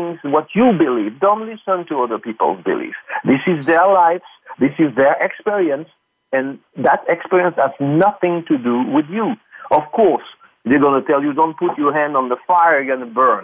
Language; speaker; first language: English; non-native, fluent; French